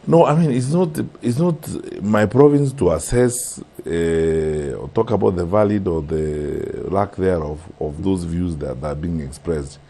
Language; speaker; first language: English; non-native, local second language; Gusii